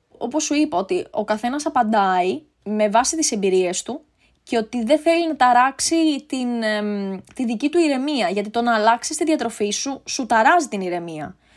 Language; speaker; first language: Greek; native; Greek